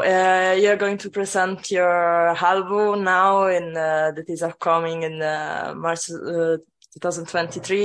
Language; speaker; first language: English; non-native, fluent; Italian